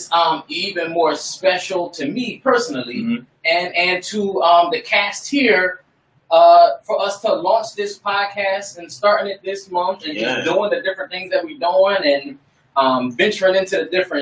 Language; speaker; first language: English; native; English